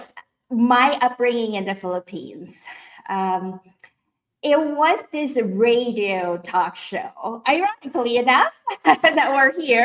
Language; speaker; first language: English; non-native, local second language; Filipino